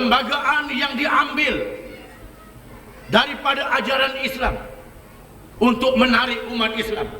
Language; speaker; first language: Malay; native; Malay